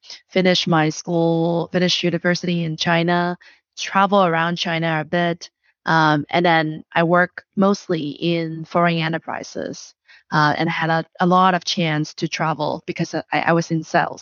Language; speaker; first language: English; non-native, fluent; Chinese